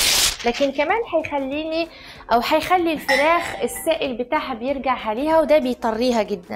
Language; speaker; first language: Arabic; native; Arabic